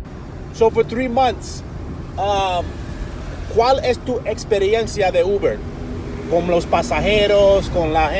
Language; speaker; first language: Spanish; non-native, learner; English